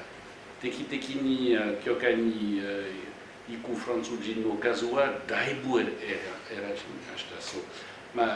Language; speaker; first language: Japanese; non-native, fluent; French